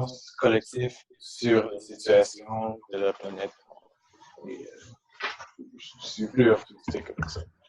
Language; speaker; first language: French; non-native, fluent; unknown